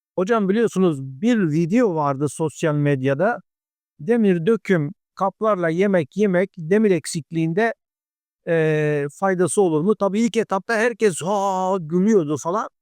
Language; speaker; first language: Turkish; native; Turkish